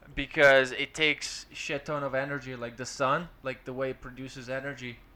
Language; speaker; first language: English; non-native, fluent; Ukrainian